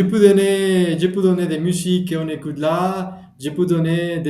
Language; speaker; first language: French; non-native, fluent; Spanish